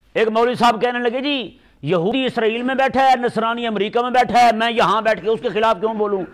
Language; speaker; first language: Urdu; non-native, local second language; Punjabi